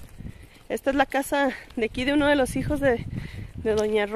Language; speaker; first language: Spanish; native; Spanish